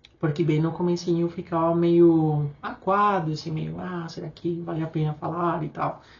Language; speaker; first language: Portuguese; non-native, fluent; Spanish